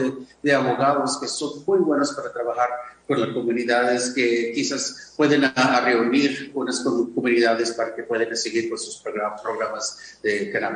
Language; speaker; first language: Spanish; non-native, fluent; English